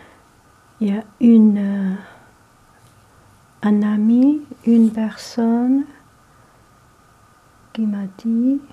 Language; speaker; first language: French; non-native, learner; Chinese